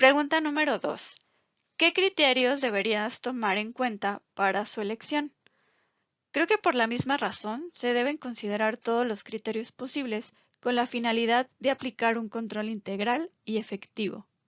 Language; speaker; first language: Spanish; native; Spanish